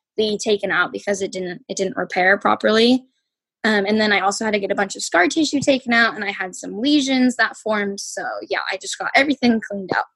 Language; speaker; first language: English; native; English